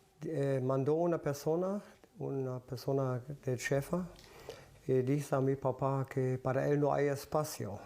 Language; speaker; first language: Spanish; early bilingual, other home language; German